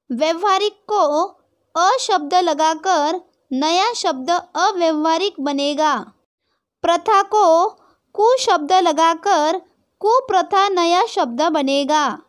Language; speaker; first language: Hindi; non-native, local second language; Marathi